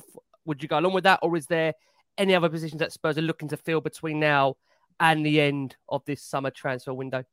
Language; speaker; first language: English; native; English